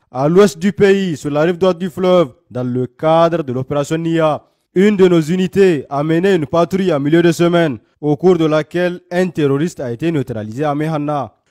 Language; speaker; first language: French; non-native, local second language; Hausa